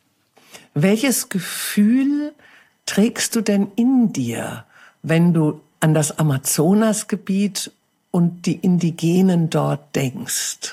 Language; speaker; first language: German; native; German